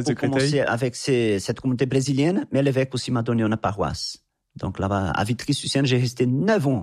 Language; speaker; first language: French; non-native, fluent; Portuguese